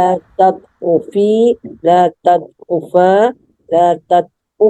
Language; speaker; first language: Arabic; non-native, learner; Indonesian